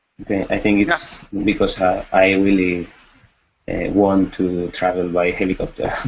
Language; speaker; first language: English; non-native, learner; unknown